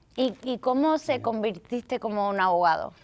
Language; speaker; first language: Spanish; early bilingual, heritage; Spanish